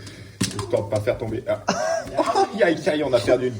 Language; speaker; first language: French; native; French